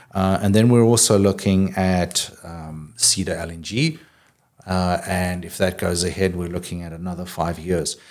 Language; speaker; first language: English; native; English